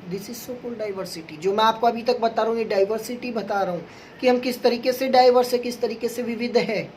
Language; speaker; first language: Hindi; native; Hindi